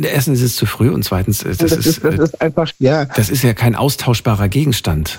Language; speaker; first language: German; native; German